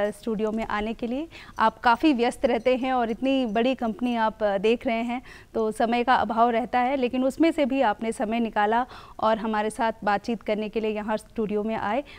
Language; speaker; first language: Hindi; native; Hindi